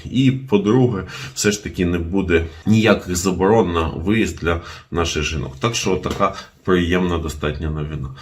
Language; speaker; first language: Ukrainian; non-native, local second language; Russian